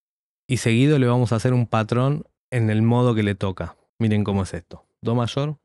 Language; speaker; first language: Spanish; native; Spanish